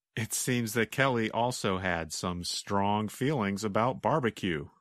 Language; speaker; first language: English; native; English